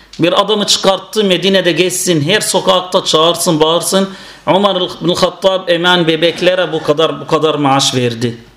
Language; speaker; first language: Turkish; non-native, fluent; Arabic